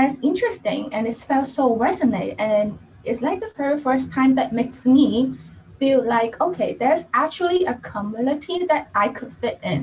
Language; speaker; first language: English; non-native, local second language; Cantonese